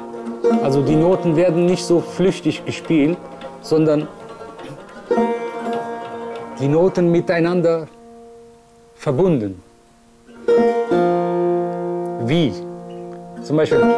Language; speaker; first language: German; non-native, fluent; Persian